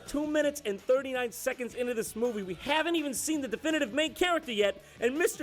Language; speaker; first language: English; native; English